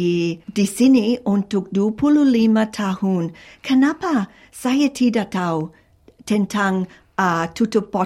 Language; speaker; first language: Indonesian; non-native, fluent; English